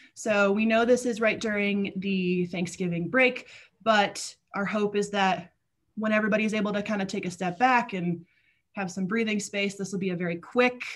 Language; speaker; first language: English; native; English